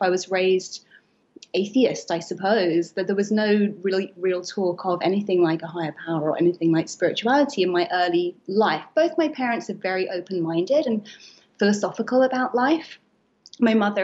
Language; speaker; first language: English; native; English